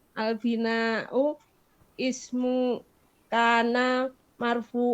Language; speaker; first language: Arabic; non-native, learner; Indonesian